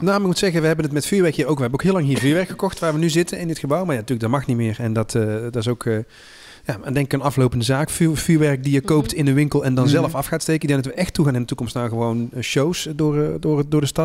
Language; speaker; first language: Dutch; native; Dutch